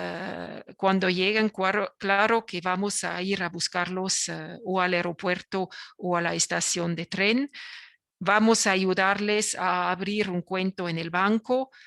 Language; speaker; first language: Spanish; non-native, fluent; French